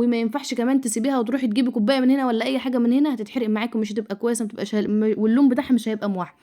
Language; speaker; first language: Arabic; native; Arabic